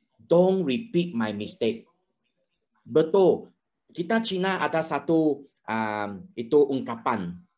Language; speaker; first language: Malay; non-native, local second language; Chinese